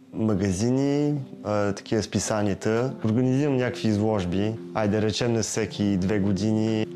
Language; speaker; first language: Bulgarian; early bilingual, heritage; Bulgarian